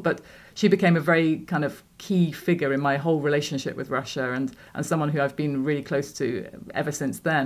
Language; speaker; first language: English; native; English